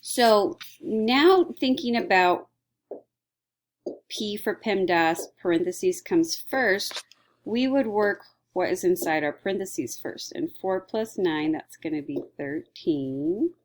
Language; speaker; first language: English; native; English